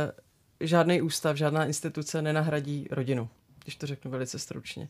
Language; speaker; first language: Czech; native; Czech